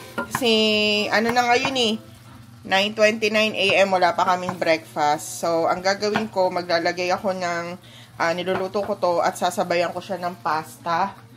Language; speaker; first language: Filipino; native; Filipino